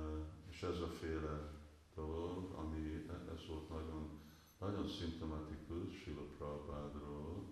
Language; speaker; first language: Hungarian; early bilingual, heritage; Hungarian